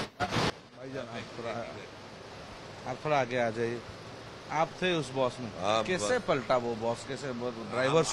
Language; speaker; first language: Hindi; non-native, local second language; Odia